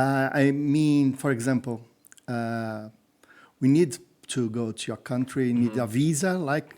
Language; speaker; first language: English; non-native, learner; Portuguese